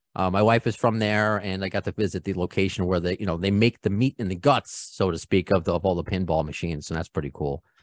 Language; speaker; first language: English; native; English